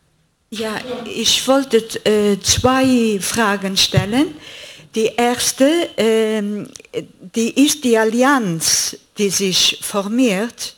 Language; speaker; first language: German; non-native, fluent; Greek